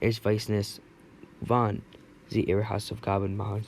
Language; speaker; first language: German; non-native, learner; English